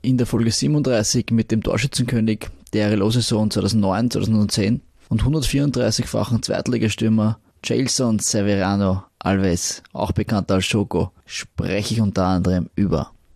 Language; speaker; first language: German; native; German